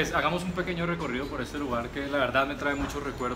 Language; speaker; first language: Spanish; native; Spanish